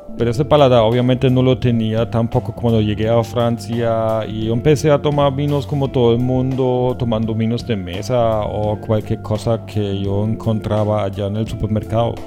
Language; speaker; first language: Spanish; non-native, fluent; German